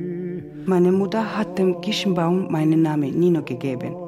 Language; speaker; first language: German; non-native, learner; Georgian